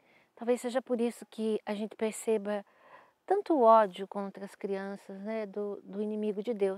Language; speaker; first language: Portuguese; native; Portuguese